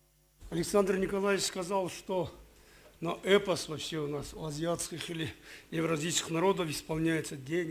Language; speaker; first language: Russian; non-native, local second language; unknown